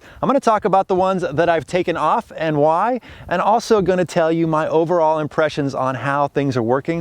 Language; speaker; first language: English; native; English